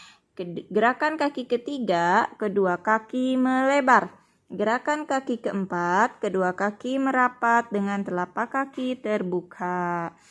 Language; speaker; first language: Indonesian; native; Indonesian